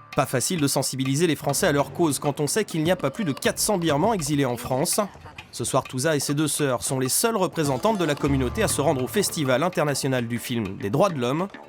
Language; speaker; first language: French; native; French